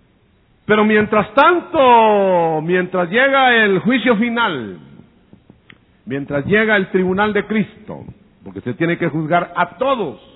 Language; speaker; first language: Spanish; native; Spanish